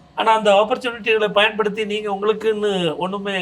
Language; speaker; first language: Tamil; native; Tamil